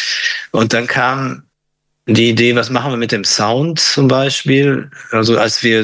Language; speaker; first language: German; native; German